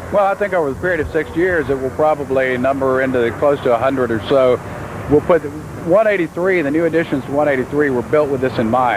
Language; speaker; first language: English; native; English